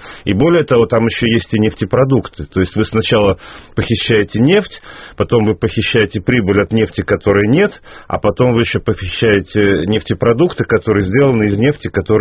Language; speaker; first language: Russian; native; Russian